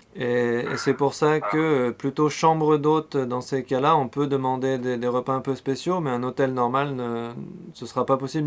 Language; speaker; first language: French; native; French